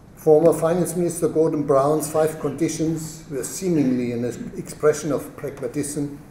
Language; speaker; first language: English; non-native, fluent; German